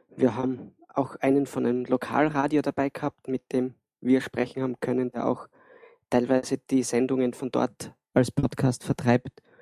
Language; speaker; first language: German; native; German